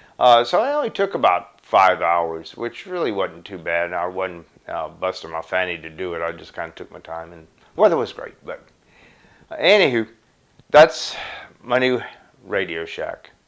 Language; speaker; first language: English; native; English